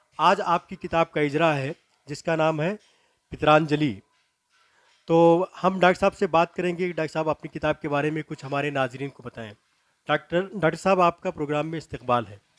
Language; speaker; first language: Hindi; native; Hindi